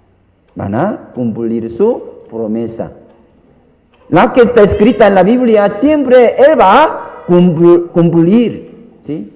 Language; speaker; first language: Spanish; non-native, learner; Korean